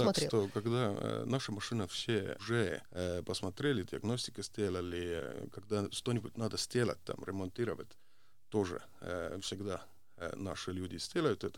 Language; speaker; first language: Russian; non-native, local second language; Estonian